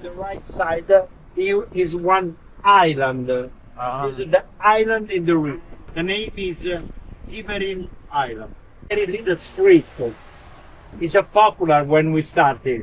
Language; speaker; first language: English; non-native, learner; Italian